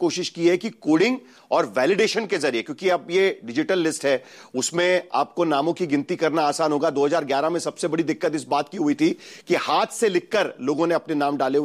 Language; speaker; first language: Hindi; non-native, local second language; Marathi